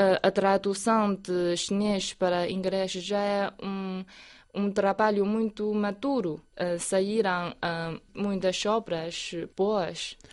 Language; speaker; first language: Portuguese; non-native, fluent; Chinese